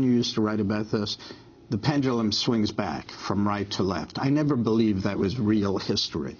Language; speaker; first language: English; native; English